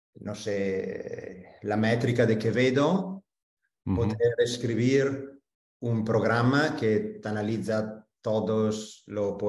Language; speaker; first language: Spanish; non-native, fluent; Italian